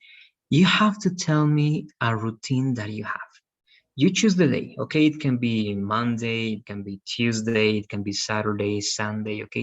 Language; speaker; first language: English; non-native, fluent; Spanish